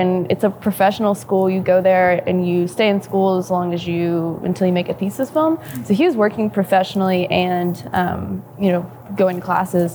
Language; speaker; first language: English; native; English